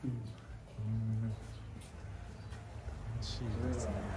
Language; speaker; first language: Japanese; native; Japanese